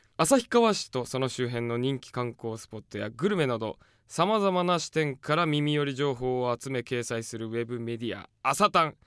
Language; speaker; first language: Japanese; native; Japanese